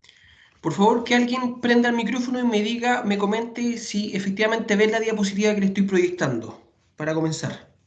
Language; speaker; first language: Spanish; native; Spanish